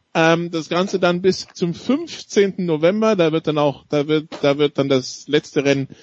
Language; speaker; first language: German; native; German